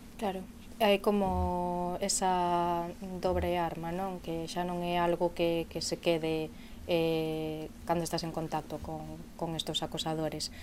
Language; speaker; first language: Galician; native; Galician